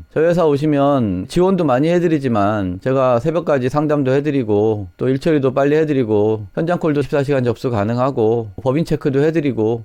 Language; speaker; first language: Korean; native; Korean